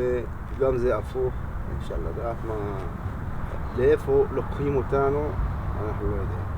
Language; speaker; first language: Hebrew; non-native, local second language; Arabic